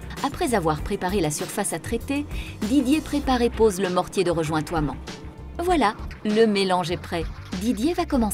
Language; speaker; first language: French; native; French